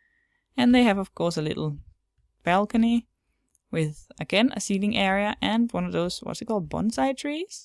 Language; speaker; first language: English; non-native, fluent; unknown